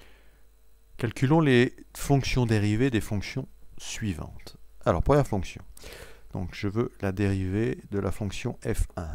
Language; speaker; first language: French; native; French